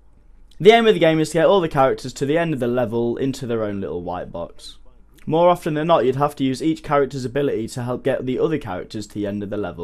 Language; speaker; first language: English; native; English